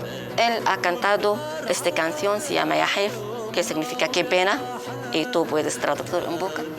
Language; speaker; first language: Spanish; non-native, learner; Arabic